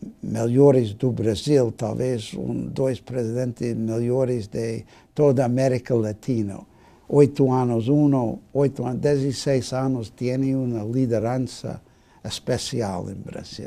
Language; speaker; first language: Portuguese; non-native, fluent; English